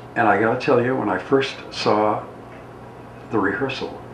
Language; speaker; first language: English; native; English